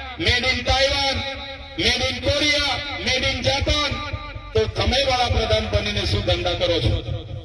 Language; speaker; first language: Gujarati; non-native, local second language; Vasavi